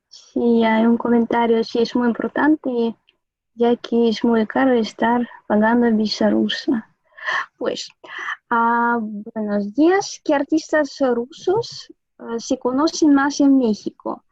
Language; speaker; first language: Spanish; non-native, fluent; Russian